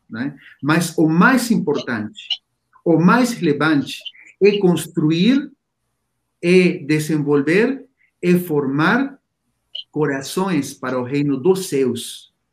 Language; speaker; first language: Portuguese; non-native, fluent; Spanish